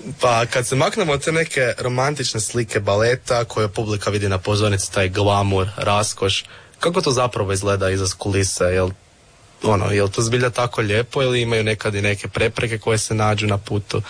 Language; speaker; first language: Serbian; native; Serbian